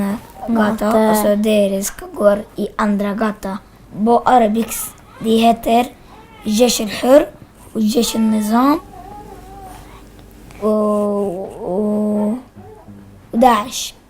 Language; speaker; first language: Norwegian; early bilingual, other home language; Arabic